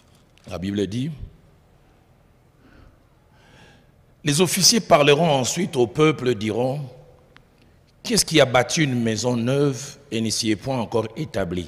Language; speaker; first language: French; non-native, local second language; Lingala